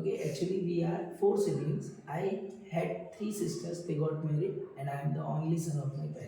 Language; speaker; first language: English; non-native, local second language; Hindi